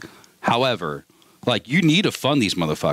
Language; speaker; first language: English; native; English